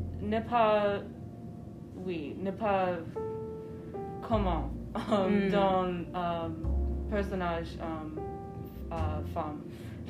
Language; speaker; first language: French; non-native, learner; English